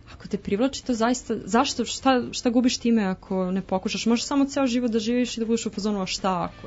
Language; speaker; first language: Serbian; native; Serbian